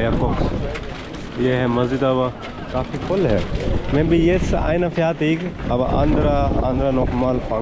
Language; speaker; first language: German; non-native, learner; Hindi